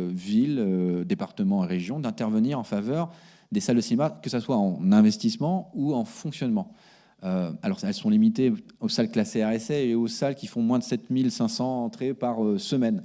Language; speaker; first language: French; native; French